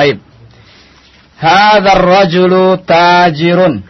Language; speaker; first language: Arabic; non-native, fluent; Indonesian